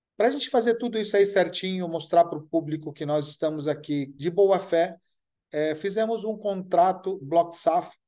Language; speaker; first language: Portuguese; non-native, fluent; Arabic